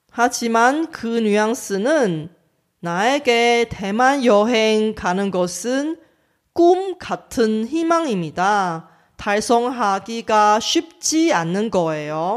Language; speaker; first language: Korean; non-native, fluent; Chinese